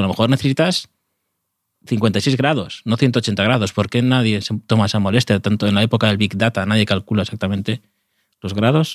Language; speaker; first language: Spanish; native; Spanish